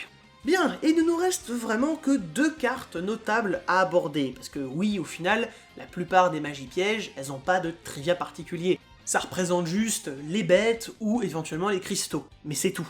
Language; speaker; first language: French; native; French